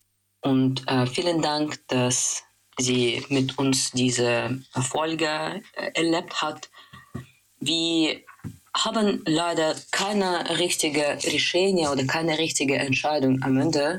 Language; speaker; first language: German; non-native, fluent; Russian